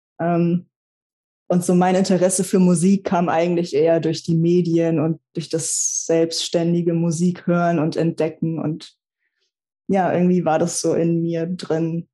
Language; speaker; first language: German; early bilingual, other home language; Russian